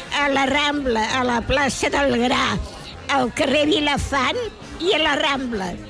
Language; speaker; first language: Catalan; native; Catalan